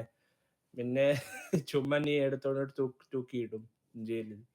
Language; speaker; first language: Malayalam; early bilingual, heritage; Malayalam